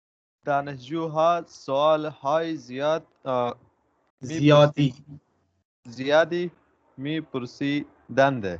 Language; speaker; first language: Persian; non-native, learner; Urdu